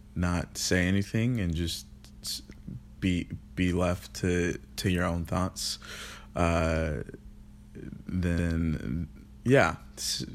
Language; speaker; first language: English; early bilingual, other home language; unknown